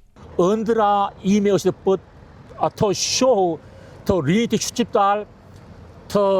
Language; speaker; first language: Albanian; non-native, learner; Korean